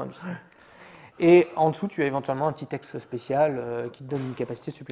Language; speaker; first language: French; native; French